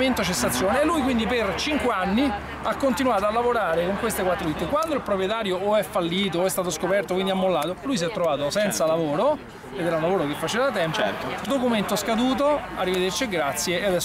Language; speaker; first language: Italian; native; Italian